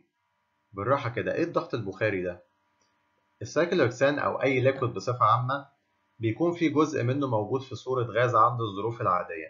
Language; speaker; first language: Arabic; native; Arabic